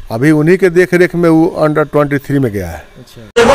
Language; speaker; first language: Hindi; native; Hindi